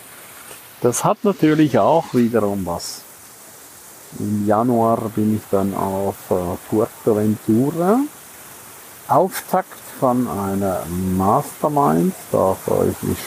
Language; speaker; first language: German; native; German